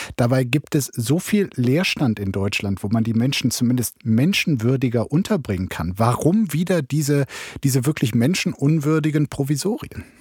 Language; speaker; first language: German; native; German